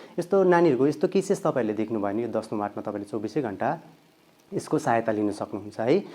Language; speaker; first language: Nepali; native; Nepali